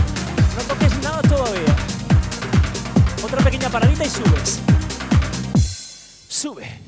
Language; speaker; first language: Spanish; native; Spanish